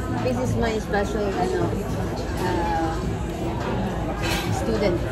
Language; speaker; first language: English; non-native, local second language; Filipino